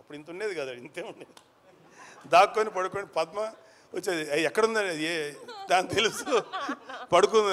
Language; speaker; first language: Telugu; native; Telugu